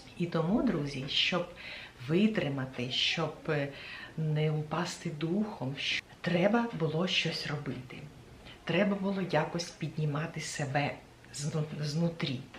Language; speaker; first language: Ukrainian; native; Ukrainian